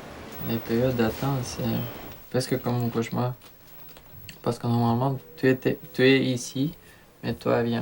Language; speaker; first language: French; non-native, learner; Romanian